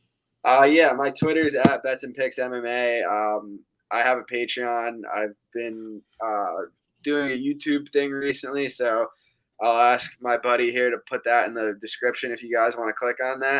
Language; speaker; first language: English; native; English